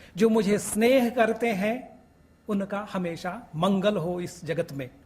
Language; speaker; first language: Hindi; native; Hindi